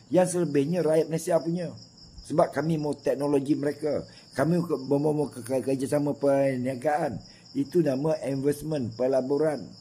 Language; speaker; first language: Malay; native; Malay